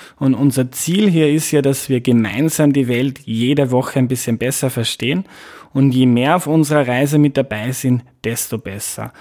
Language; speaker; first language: German; native; German